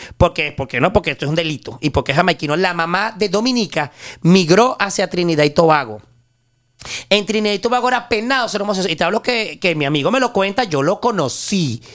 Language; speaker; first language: Spanish; native; Spanish